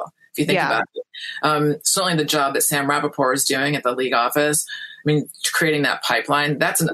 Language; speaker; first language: English; native; English